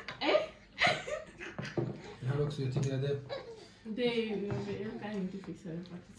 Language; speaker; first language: Swedish; early bilingual, other home language; Turkish